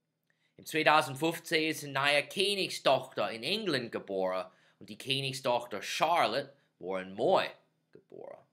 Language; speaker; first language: German; non-native, fluent; English